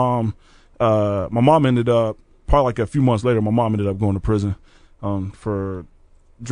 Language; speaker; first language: English; native; English